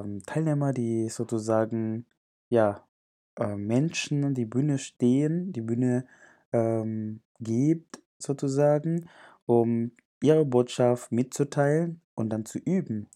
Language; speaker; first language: German; non-native, fluent; Indonesian